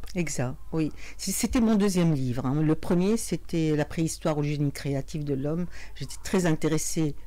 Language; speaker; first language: French; non-native, local second language; Arabic